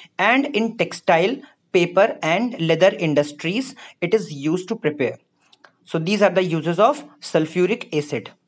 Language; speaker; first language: English; non-native, local second language; Hindi